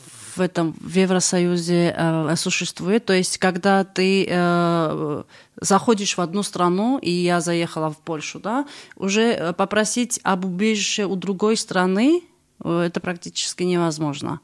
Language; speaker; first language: Russian; non-native, fluent; Georgian